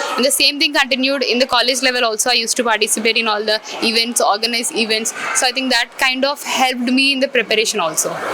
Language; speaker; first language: English; non-native, local second language; Telugu